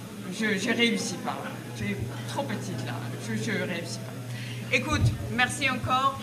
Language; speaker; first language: French; non-native, fluent; Swedish